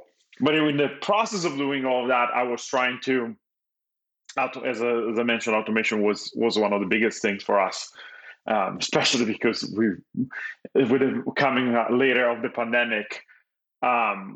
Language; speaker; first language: English; non-native, fluent; Italian